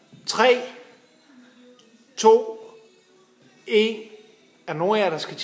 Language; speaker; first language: Danish; native; Danish